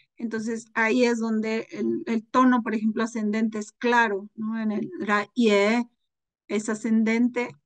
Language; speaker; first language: Spanish; non-native, local second language; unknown